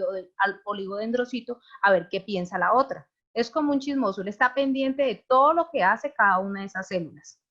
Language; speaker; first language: Spanish; native; Spanish